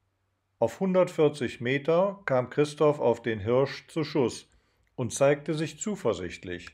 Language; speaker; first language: German; native; German